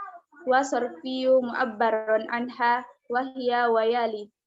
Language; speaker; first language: Arabic; non-native, learner; Indonesian